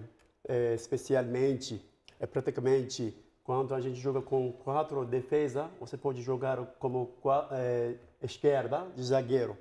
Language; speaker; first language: Portuguese; non-native, fluent; Turkish